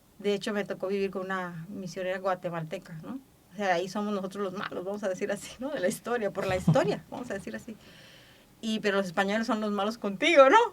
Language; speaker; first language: Spanish; native; Spanish